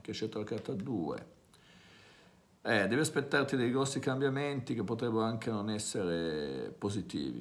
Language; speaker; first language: Italian; native; Italian